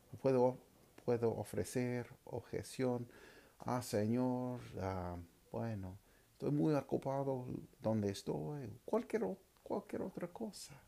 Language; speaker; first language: Spanish; non-native, fluent; English